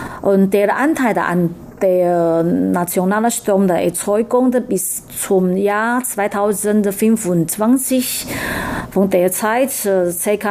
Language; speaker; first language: German; non-native, learner; Chinese